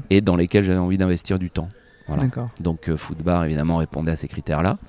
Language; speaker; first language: French; native; French